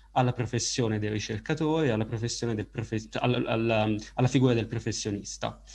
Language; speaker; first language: Italian; native; Italian